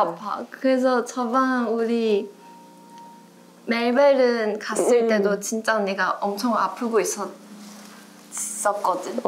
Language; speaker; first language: Korean; non-native, fluent; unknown